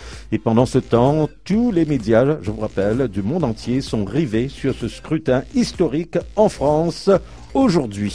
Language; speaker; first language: French; native; French